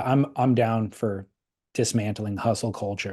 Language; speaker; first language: English; native; English